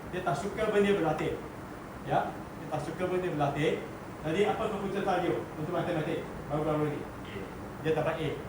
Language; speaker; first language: Malay; non-native, local second language; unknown